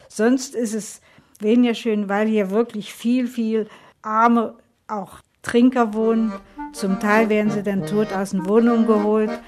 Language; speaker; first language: German; native; German